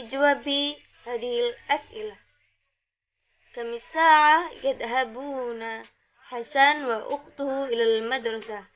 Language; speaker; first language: Arabic; non-native, learner; Indonesian